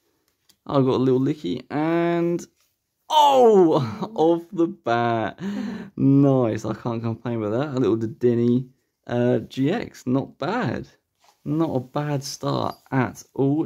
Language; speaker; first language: English; native; English